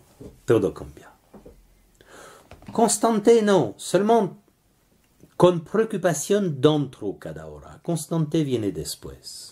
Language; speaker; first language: Spanish; non-native, learner; French